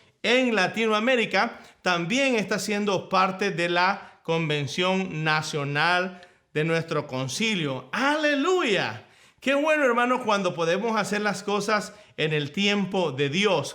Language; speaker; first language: Spanish; native; Spanish